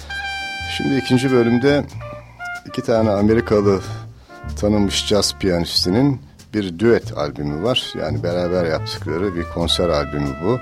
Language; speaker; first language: Turkish; native; Turkish